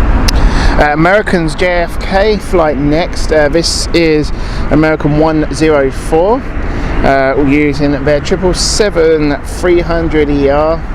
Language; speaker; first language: English; native; English